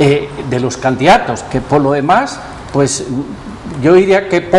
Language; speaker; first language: Spanish; native; Spanish